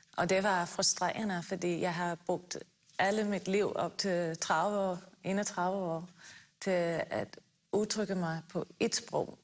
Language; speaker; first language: Danish; non-native, fluent; English